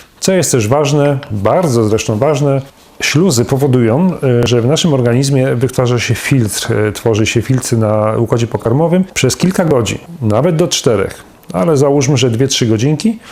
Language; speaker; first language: Polish; native; Polish